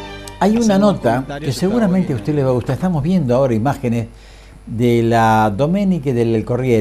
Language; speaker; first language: Spanish; native; Spanish